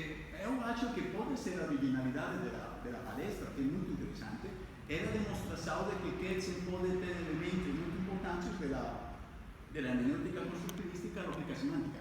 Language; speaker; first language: Portuguese; non-native, fluent; Spanish